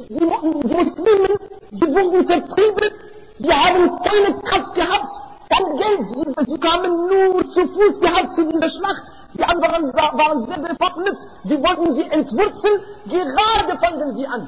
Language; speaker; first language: German; non-native, fluent; Arabic